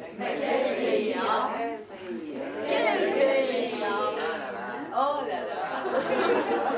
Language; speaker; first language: French; non-native, learner; Russian